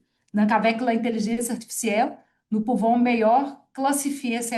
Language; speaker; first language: French; non-native, fluent; Portuguese